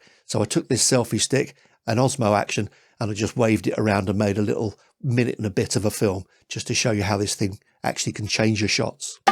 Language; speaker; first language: English; native; English